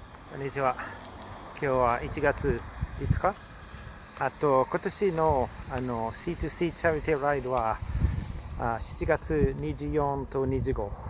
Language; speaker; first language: Japanese; non-native, learner; French